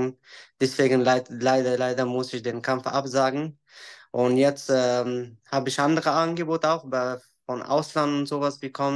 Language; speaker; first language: German; non-native, learner; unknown